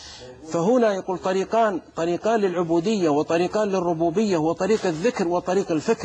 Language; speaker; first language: Arabic; native; Arabic